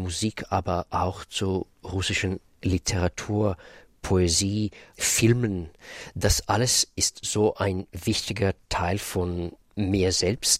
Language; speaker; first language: German; non-native, fluent; Russian